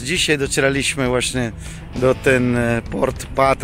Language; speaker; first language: Polish; non-native, fluent; Italian